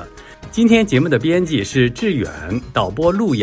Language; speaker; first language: Chinese; native; Chinese